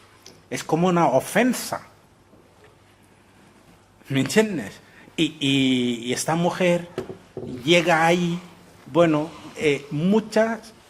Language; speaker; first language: Spanish; non-native, fluent; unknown